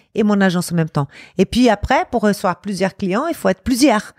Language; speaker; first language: French; non-native, fluent; Portuguese